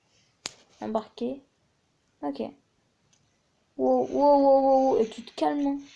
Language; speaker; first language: French; native; French